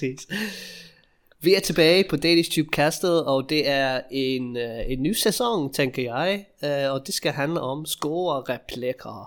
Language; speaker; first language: Danish; non-native, fluent; English